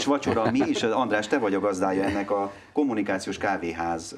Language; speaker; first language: Hungarian; native; Hungarian